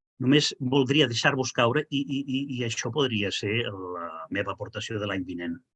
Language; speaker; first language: Catalan; non-native, local second language; Spanish